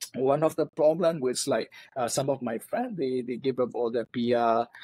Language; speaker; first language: English; non-native, fluent; Burmese